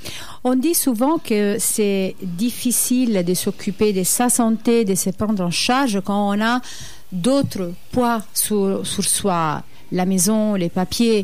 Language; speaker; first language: French; native; French